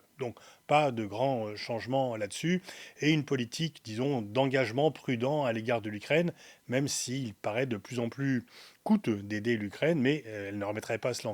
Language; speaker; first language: French; native; French